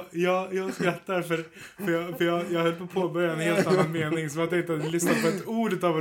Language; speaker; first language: Swedish; native; Swedish